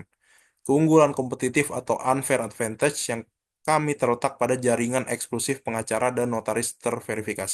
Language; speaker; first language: Indonesian; native; Indonesian